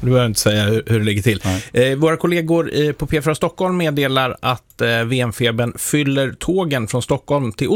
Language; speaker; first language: Swedish; native; Swedish